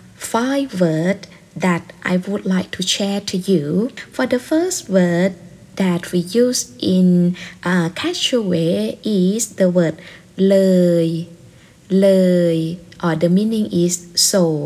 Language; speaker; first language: English; non-native, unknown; Thai